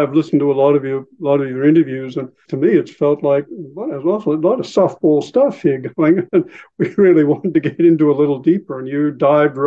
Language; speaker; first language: English; native; English